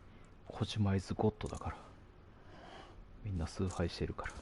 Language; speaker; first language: Japanese; native; Japanese